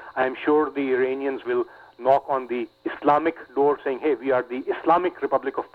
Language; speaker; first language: English; non-native, local second language; Urdu